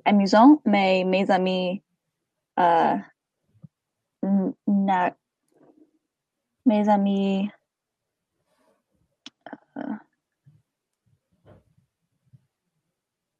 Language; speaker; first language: French; non-native, learner; English